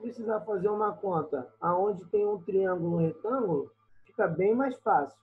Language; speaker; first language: Portuguese; native; Portuguese